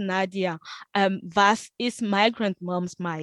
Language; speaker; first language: German; non-native, fluent; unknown